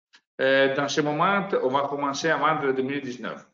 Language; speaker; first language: French; non-native, learner; Italian